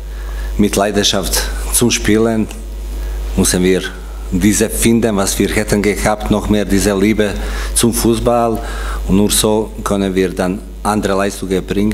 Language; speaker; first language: German; non-native, fluent; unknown